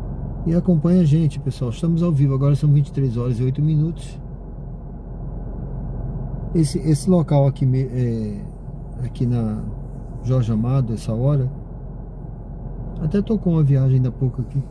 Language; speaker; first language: Portuguese; native; Portuguese